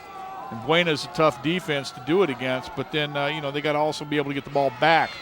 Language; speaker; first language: English; native; English